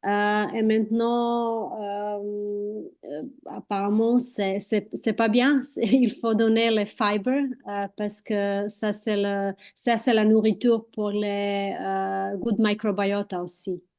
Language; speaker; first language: French; non-native, fluent; Croatian